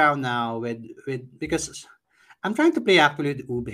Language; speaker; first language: English; non-native, local second language; Filipino